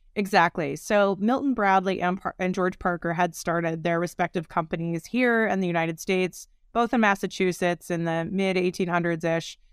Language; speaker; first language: English; native; English